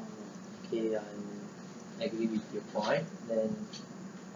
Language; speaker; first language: English; non-native, learner; Malay